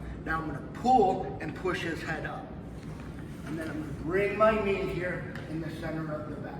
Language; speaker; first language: English; native; English